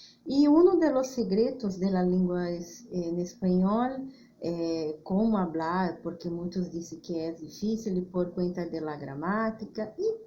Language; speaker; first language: Spanish; non-native, fluent; Portuguese